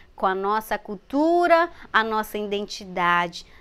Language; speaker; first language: Portuguese; native; Portuguese